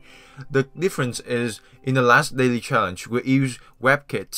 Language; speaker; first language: English; non-native, fluent; Vietnamese